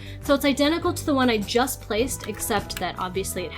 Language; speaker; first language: English; native; English